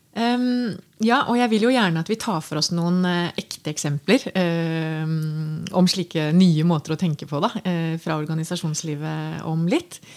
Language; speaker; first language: Norwegian; native; Norwegian